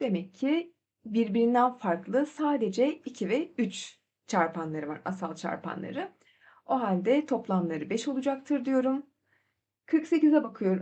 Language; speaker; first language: Turkish; native; Turkish